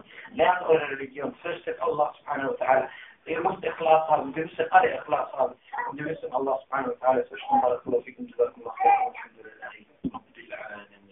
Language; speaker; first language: German; non-native, fluent; Arabic